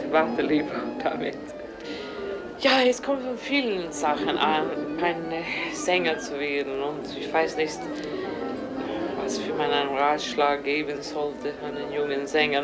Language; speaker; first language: German; non-native, fluent; Swedish